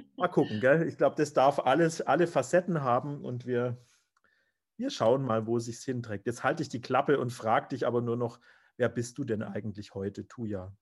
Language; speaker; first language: German; native; German